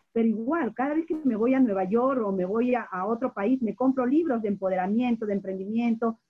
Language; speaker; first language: Spanish; native; Spanish